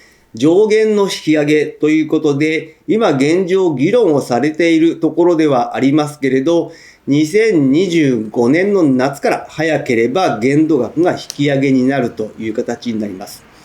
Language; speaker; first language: Japanese; native; Japanese